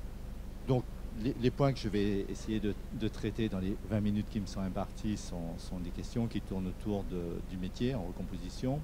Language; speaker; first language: French; native; French